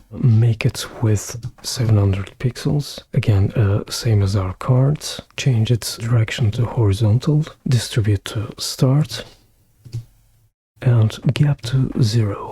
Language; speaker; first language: English; non-native, fluent; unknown